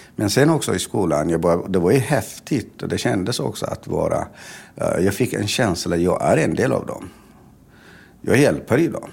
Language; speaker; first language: Swedish; non-native, fluent; Tigrinya